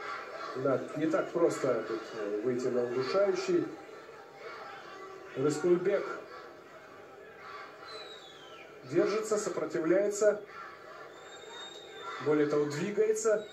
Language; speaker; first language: Russian; native; Russian